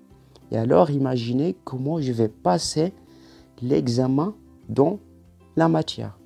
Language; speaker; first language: French; non-native, local second language; Arabic